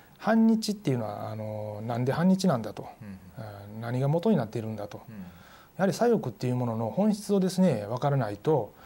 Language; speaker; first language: Japanese; native; Japanese